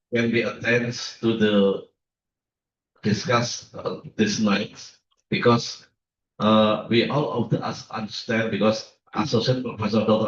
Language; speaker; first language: English; non-native, learner; Indonesian